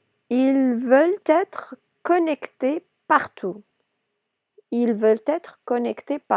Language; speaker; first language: French; non-native, fluent; English